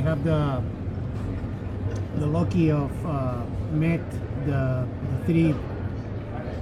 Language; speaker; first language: English; non-native, fluent; Spanish